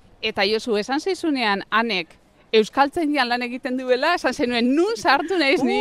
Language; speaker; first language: Basque; native; Basque